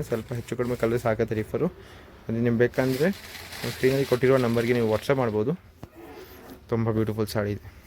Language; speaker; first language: Kannada; non-native, local second language; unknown